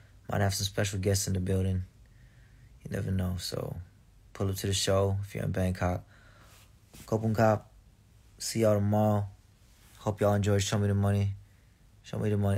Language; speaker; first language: English; early bilingual, other home language; Korean